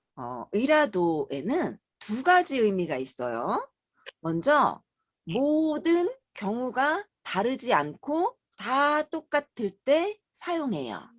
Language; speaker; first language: Korean; native; Korean